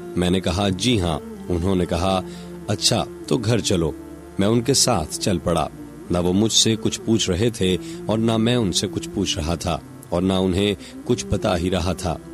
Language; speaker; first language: Urdu; non-native, local second language; Punjabi